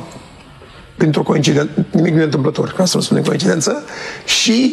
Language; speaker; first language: Romanian; native; Romanian